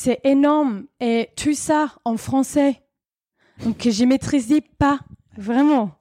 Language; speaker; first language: French; non-native, fluent; English